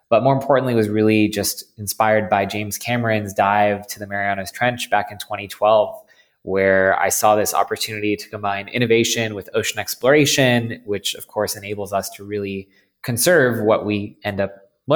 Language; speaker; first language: English; native; English